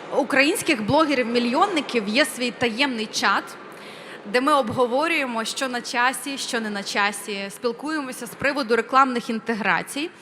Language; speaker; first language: Ukrainian; non-native, local second language; Russian